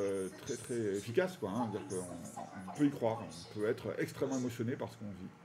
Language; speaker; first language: French; native; French